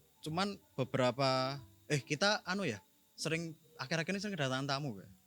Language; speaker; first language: Indonesian; native; Indonesian